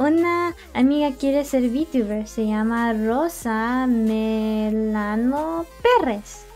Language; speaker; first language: Spanish; non-native, learner; English